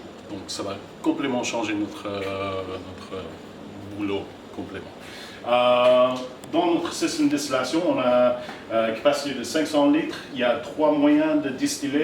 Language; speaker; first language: French; non-native, fluent; English